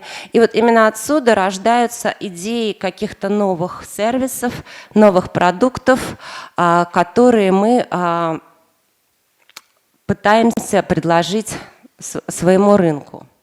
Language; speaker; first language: Russian; native; Russian